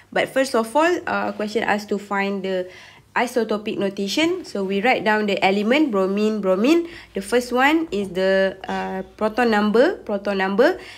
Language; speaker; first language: English; non-native, local second language; Malay